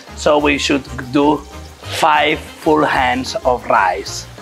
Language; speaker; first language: English; non-native, fluent; Catalan